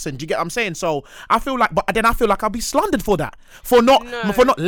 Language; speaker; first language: English; native; English